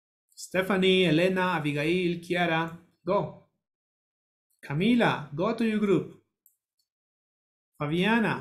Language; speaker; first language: English; non-native, learner; Spanish